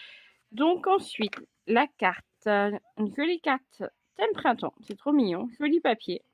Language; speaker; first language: French; native; French